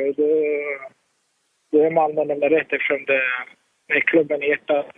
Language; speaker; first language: Swedish; early bilingual, other home language; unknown